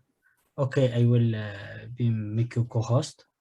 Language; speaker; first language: English; non-native, fluent; Arabic